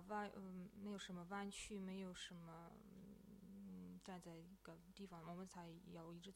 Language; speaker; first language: Chinese; non-native, fluent; Russian